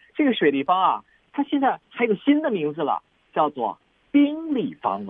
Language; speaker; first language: Chinese; native; Chinese